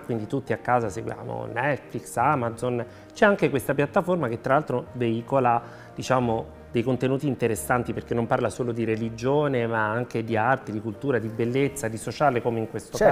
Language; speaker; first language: Italian; native; Italian